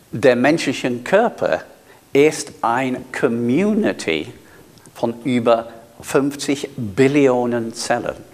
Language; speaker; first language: German; non-native, fluent; English